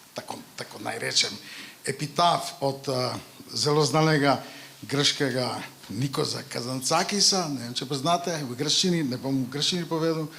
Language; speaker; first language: Slovenian; non-native, fluent; Macedonian